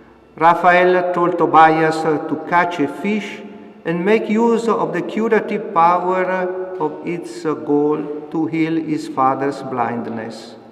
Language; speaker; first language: English; non-native, fluent; Italian